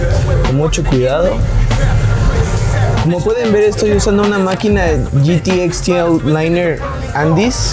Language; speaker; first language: Spanish; native; Spanish